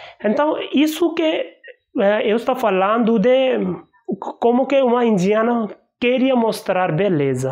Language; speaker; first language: Portuguese; non-native, learner; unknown